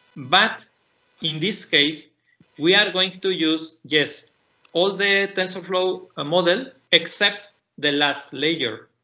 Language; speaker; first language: English; non-native, fluent; Spanish